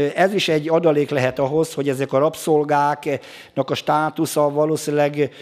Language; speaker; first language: Hungarian; native; Hungarian